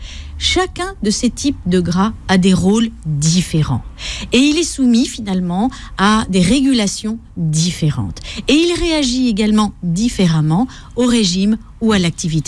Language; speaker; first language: French; native; French